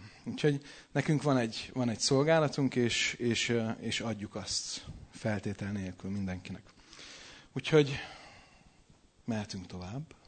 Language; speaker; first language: Hungarian; native; Hungarian